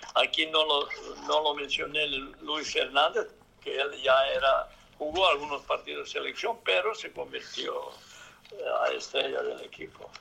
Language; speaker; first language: Spanish; non-native, fluent; Serbian